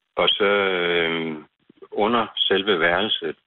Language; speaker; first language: Danish; native; Danish